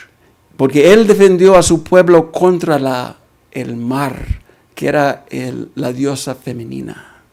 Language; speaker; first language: Spanish; early bilingual, heritage; Spanish